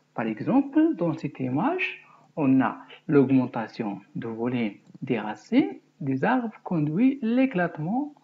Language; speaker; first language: French; non-native, local second language; Arabic